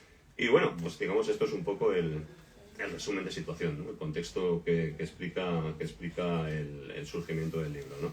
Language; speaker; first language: Spanish; native; Spanish